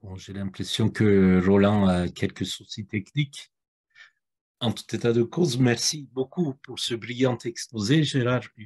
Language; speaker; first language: French; native; French